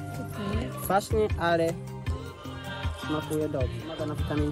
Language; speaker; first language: Polish; non-native, learner; Swahili